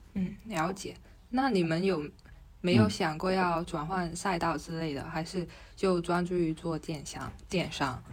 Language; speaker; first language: Chinese; non-native, local second language; Cantonese